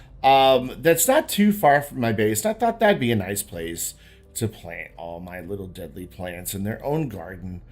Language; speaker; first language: English; native; English